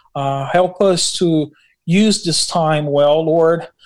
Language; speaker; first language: English; non-native, fluent; Portuguese